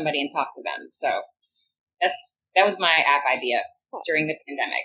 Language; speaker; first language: English; native; English